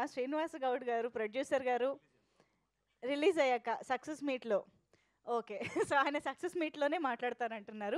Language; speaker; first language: Telugu; native; Telugu